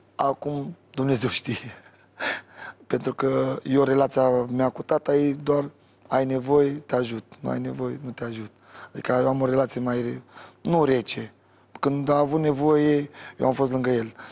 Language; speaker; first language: Romanian; native; Romanian